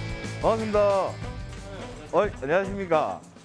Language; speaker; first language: Korean; native; Korean